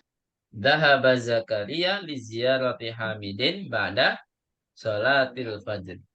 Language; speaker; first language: Arabic; non-native, learner; Indonesian